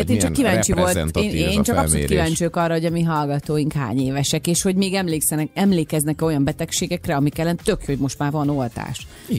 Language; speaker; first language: Hungarian; native; Hungarian